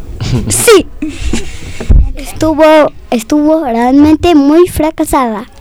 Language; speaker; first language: Spanish; early bilingual, other home language; French